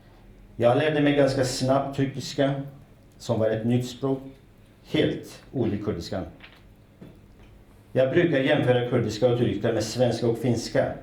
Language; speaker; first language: Swedish; non-native, fluent; Kurdish